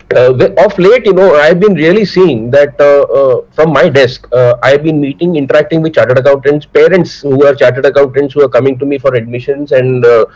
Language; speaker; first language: English; non-native, local second language; Marathi